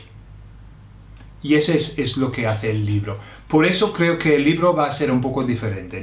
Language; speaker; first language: Spanish; non-native, fluent; English